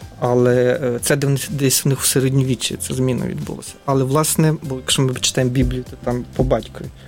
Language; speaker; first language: Ukrainian; native; Ukrainian